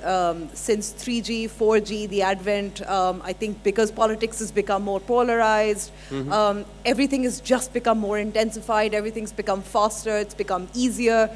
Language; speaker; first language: English; non-native, local second language; Urdu